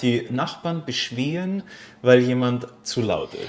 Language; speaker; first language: German; native; German